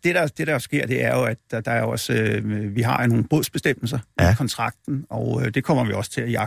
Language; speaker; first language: Danish; native; Danish